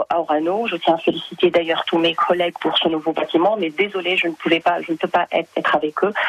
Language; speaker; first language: French; non-native, fluent; Arabic